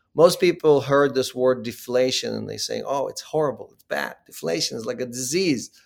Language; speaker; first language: English; early bilingual, other home language; Ukrainian